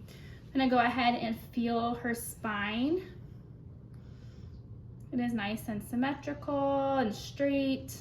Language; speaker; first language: English; native; English